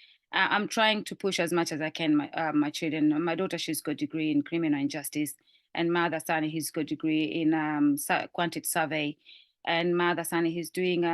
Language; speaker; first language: English; non-native, fluent; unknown